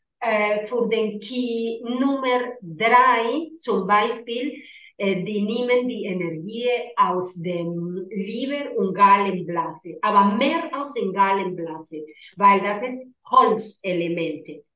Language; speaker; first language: German; non-native, learner; Spanish